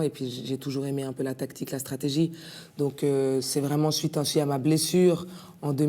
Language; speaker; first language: French; native; French